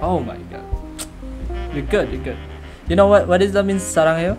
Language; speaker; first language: English; non-native, learner; Indonesian